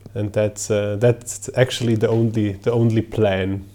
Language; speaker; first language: English; non-native, fluent; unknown